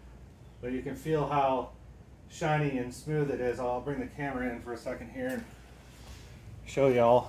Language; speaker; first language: English; native; English